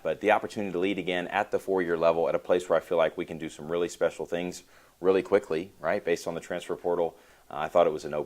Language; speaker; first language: English; native; English